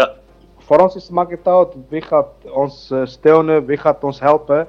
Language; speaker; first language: Dutch; non-native, learner; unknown